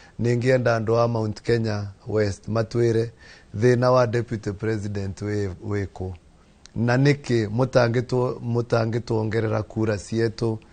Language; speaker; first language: Kikuyu; non-native, local second language; Embu